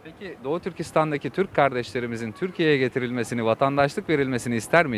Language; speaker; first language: Turkish; native; Turkish